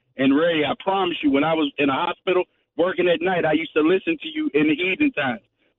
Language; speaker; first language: English; native; English